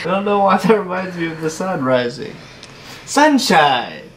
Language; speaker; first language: English; native; English